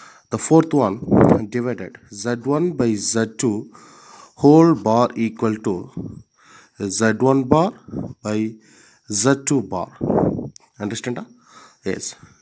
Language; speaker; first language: English; non-native, local second language; Tamil